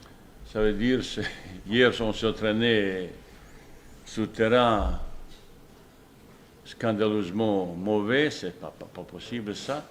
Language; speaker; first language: French; non-native, fluent; Bosnian